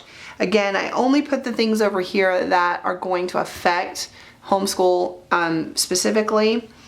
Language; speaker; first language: English; native; English